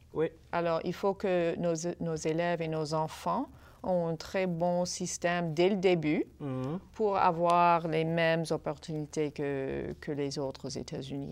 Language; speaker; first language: French; non-native, fluent; English